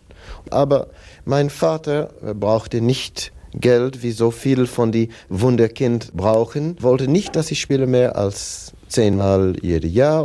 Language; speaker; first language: German; non-native, fluent; English